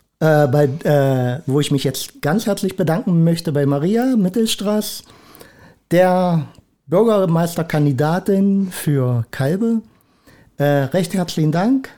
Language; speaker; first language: German; native; German